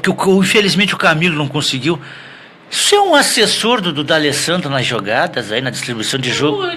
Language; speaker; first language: Portuguese; native; Portuguese